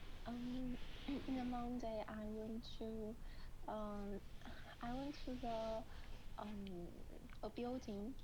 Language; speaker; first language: English; non-native, learner; Chinese